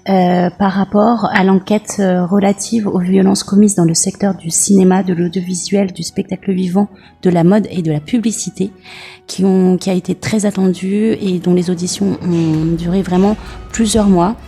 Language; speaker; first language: French; native; French